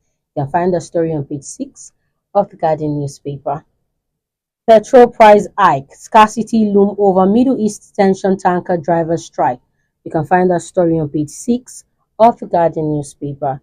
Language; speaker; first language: English; non-native, local second language; Yoruba